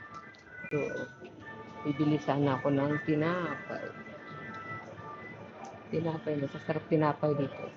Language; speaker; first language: Filipino; non-native, local second language; Cebuano